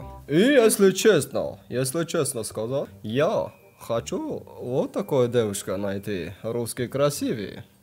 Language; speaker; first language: Russian; non-native, learner; Tajik